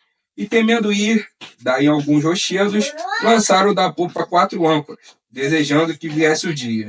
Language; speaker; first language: Portuguese; native; Portuguese